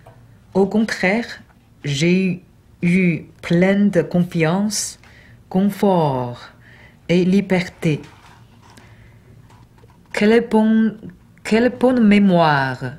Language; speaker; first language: French; non-native, learner; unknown